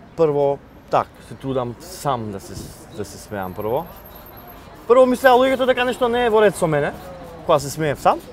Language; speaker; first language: Macedonian; non-native, local second language; Albanian